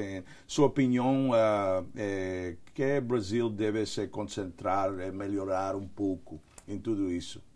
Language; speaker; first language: Portuguese; non-native, learner; Spanish